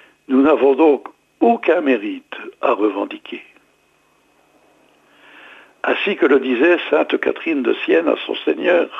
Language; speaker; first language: French; native; French